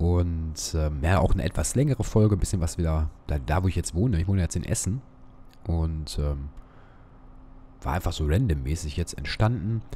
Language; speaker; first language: German; native; German